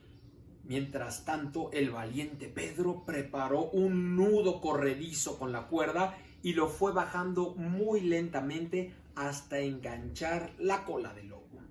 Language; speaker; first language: Spanish; native; Spanish